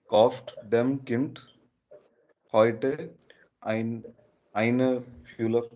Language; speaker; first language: German; non-native, learner; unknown